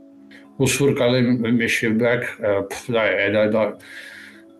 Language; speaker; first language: Arabic; non-native, learner; Dutch